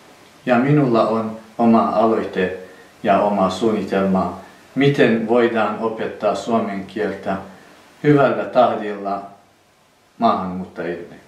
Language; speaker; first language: Finnish; non-native, fluent; Central Kurdish